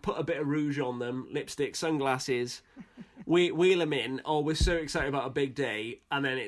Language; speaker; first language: English; native; English